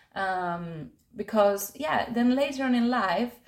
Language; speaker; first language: English; non-native, fluent; Spanish